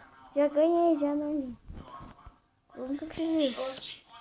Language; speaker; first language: Portuguese; native; Portuguese